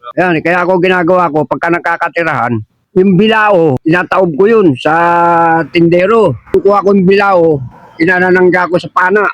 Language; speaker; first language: Filipino; native; Filipino